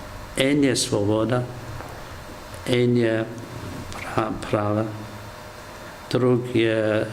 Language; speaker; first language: Slovenian; non-native, learner; English